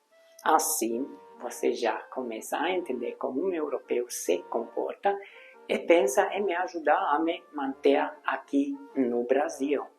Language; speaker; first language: Portuguese; non-native, fluent; Hungarian